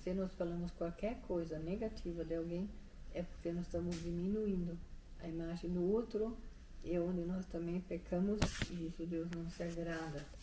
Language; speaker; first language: Portuguese; non-native, fluent; German